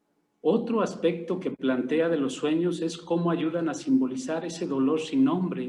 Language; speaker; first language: Spanish; native; Spanish